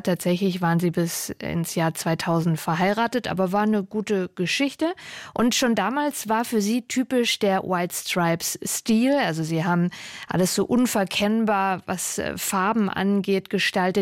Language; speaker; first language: German; native; German